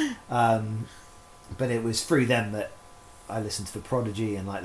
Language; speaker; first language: English; native; English